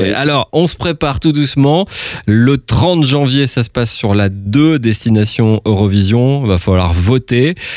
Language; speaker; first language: French; native; French